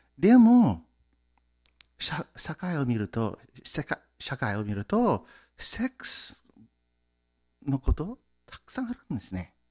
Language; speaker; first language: Japanese; non-native, fluent; English